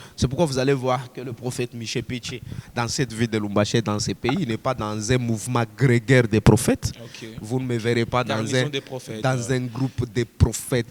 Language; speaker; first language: French; non-native, local second language; Swahili